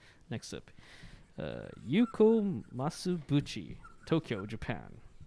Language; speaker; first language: English; non-native, fluent; Japanese